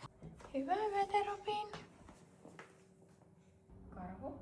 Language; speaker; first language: Finnish; native; Finnish